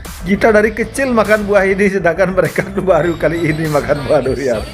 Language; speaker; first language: Indonesian; native; Indonesian